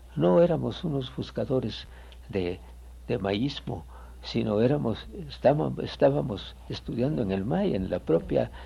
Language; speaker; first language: Spanish; native; Spanish